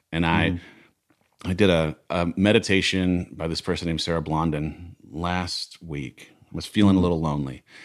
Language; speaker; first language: English; native; English